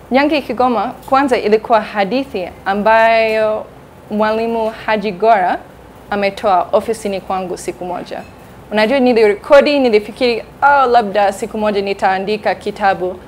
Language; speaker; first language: Swahili; non-native, fluent; English